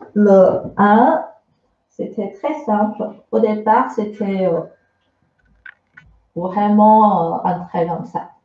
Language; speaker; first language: French; non-native, fluent; Chinese